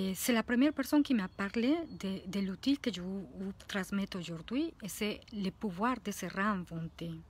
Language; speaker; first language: French; non-native, fluent; Spanish